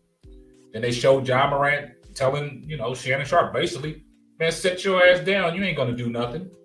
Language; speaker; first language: English; native; English